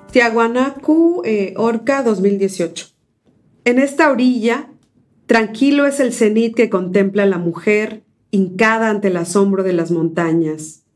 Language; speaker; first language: Spanish; native; Spanish